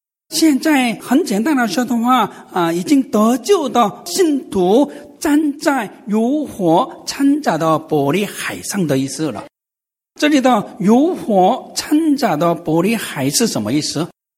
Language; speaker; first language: Chinese; non-native, fluent; Korean